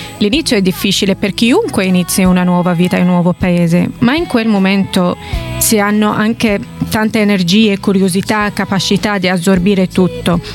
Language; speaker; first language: Italian; non-native, fluent; Arabic